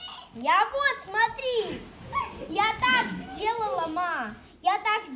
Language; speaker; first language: Russian; non-native, learner; Armenian